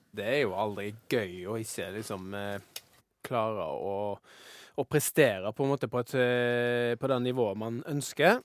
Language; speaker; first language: Norwegian; native; Norwegian